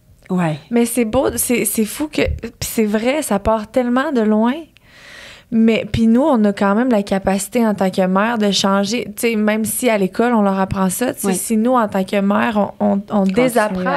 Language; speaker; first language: French; native; French